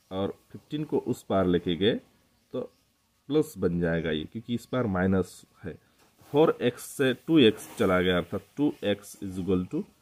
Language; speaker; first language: Hindi; non-native, local second language; Marathi